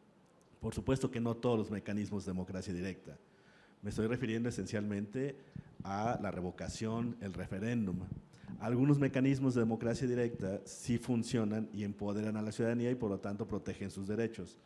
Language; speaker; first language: Spanish; native; Spanish